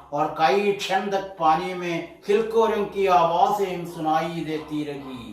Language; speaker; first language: Hindi; non-native, local second language; Malayalam